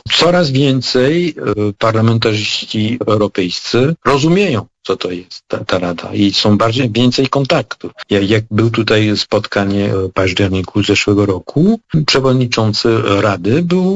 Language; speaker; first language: Polish; non-native, fluent; French